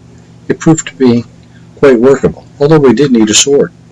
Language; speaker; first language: English; native; English